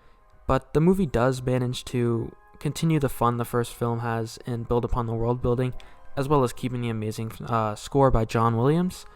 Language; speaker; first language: English; native; English